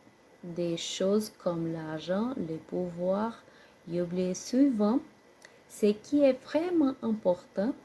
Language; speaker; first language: French; non-native, learner; Portuguese